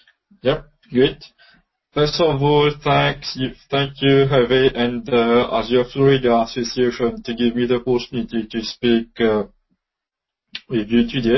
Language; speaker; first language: English; non-native, local second language; Morisyen